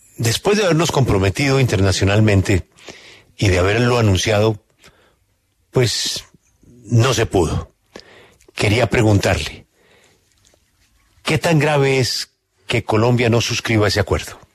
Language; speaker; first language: Spanish; native; Spanish